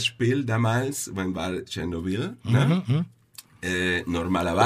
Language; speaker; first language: German; non-native, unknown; Spanish